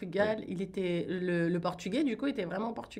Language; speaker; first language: French; native; French